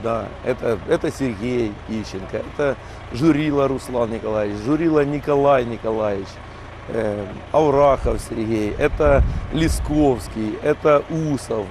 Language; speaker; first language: Russian; native; Russian